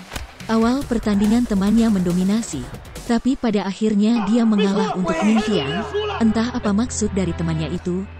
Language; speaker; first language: Indonesian; native; Indonesian